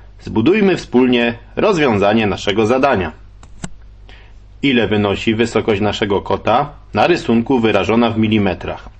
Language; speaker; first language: Polish; native; Polish